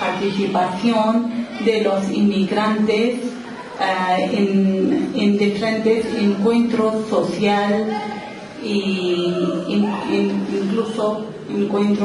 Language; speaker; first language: Spanish; non-native, local second language; Urdu